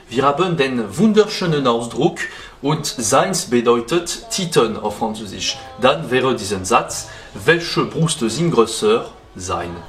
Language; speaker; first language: German; non-native, learner; French